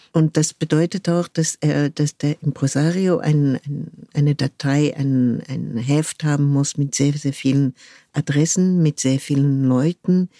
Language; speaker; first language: German; non-native, fluent; French